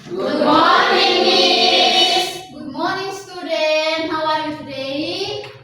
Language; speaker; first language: English; non-native, learner; Indonesian